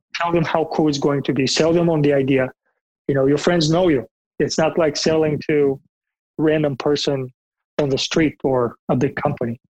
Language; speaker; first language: English; non-native, fluent; Bulgarian